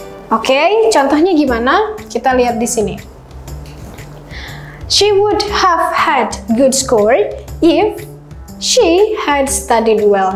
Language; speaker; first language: English; non-native, learner; Indonesian